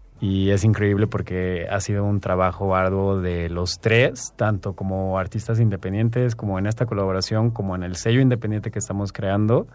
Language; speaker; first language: Spanish; native; Spanish